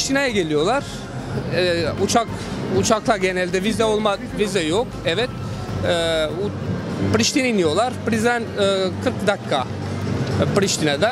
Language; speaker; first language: Turkish; non-native, fluent; Albanian